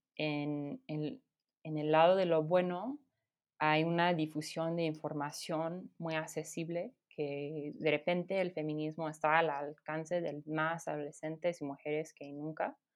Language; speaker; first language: Spanish; non-native, fluent; English